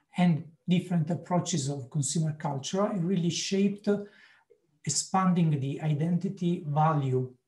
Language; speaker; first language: English; non-native, fluent; Italian